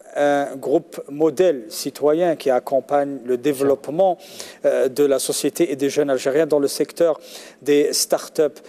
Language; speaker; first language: French; non-native, local second language; Arabic